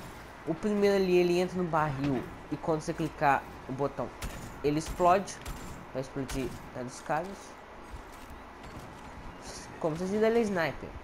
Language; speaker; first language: Portuguese; native; Portuguese